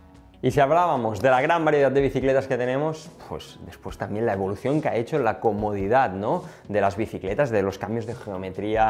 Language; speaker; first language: Spanish; native; Spanish